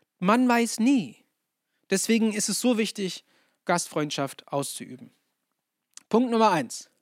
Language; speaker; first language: German; non-native, fluent; English